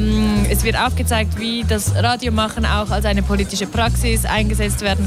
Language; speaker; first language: German; native; German